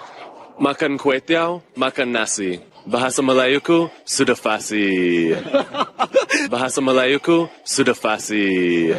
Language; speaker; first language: Malay; non-native, fluent; English